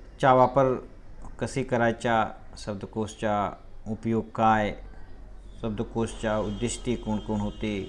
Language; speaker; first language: Marathi; non-native, local second language; Hindi